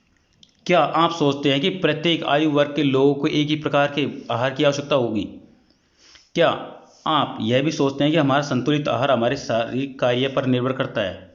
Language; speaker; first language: Hindi; native; Hindi